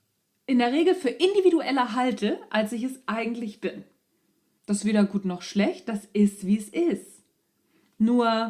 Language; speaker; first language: German; native; German